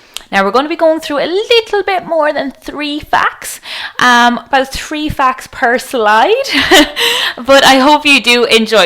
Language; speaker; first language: English; native; English